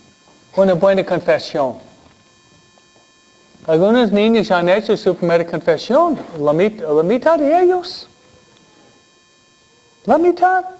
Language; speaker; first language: Spanish; non-native, fluent; English